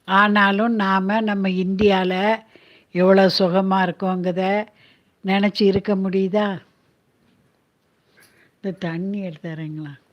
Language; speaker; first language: Tamil; native; Tamil